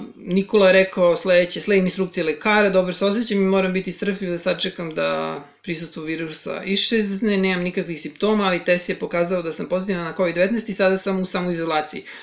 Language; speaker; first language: Serbian; native; Serbian